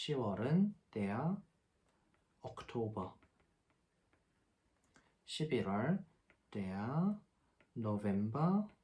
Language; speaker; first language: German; non-native, fluent; Korean